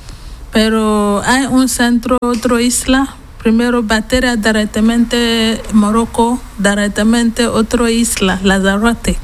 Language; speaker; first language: Spanish; non-native, learner; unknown